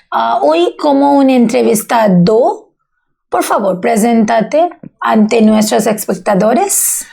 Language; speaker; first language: Spanish; non-native, learner; Bangla